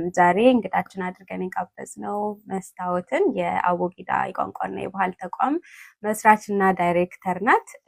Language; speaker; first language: Amharic; early bilingual, heritage; Amharic